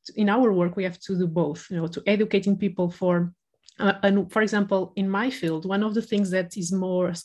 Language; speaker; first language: English; non-native, fluent; Portuguese